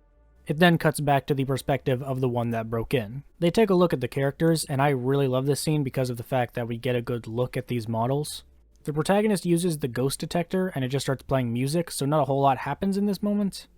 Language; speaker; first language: English; native; English